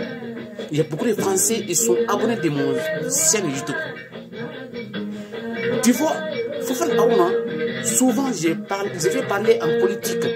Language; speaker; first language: French; non-native, learner; Bambara